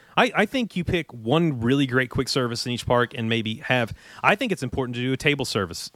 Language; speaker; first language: English; native; English